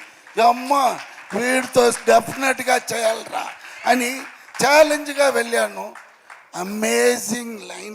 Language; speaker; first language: Telugu; non-native, fluent; Tamil